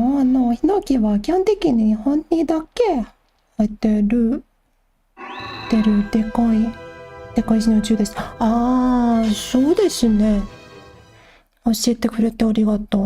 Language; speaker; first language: Japanese; non-native, learner; English